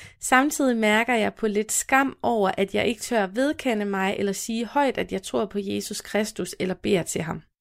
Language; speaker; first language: Danish; native; Danish